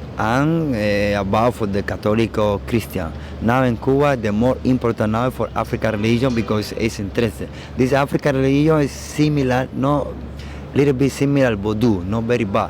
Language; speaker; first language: English; non-native, learner; Spanish